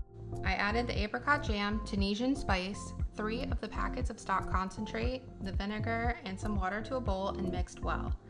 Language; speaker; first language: English; native; English